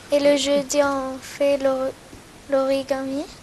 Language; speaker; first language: French; non-native, learner; Greek